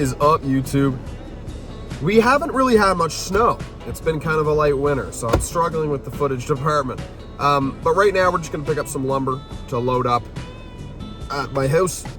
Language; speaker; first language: English; native; English